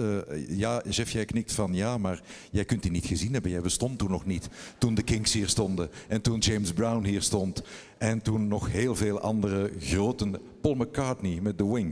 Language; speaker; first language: Dutch; native; Dutch